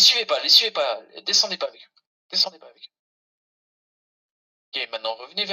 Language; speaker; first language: French; native; French